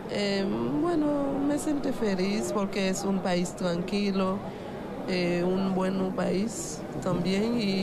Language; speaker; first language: Spanish; non-native, learner; Haitian Creole